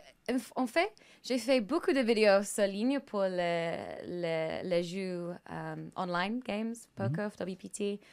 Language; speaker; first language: French; non-native, learner; English